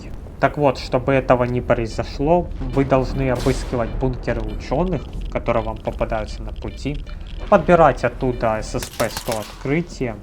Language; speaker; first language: Russian; native; Russian